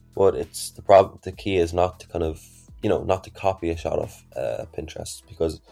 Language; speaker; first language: English; native; English